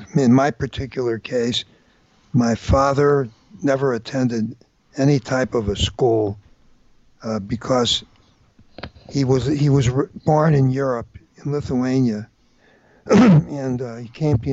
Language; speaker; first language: English; native; English